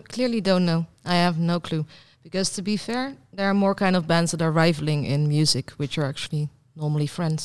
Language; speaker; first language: English; non-native, fluent; Dutch